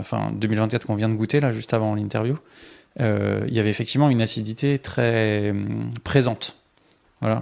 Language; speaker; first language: French; native; French